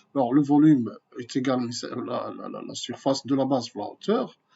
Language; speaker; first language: French; non-native, local second language; Arabic